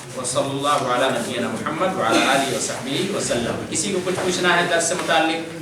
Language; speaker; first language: Urdu; native; Urdu